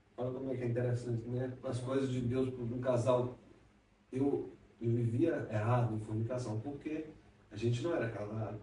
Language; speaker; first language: Portuguese; native; Portuguese